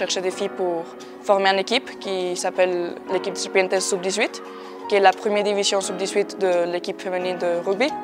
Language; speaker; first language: French; non-native, fluent; Spanish